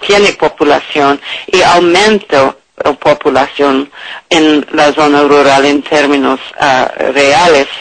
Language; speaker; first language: Spanish; non-native, learner; English